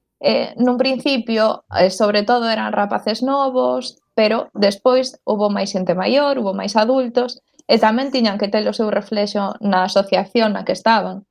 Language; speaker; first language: Galician; non-native, local second language; Spanish